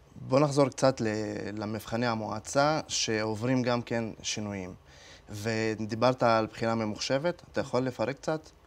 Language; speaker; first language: Hebrew; non-native, local second language; Arabic